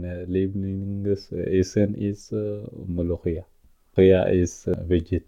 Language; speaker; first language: German; non-native, learner; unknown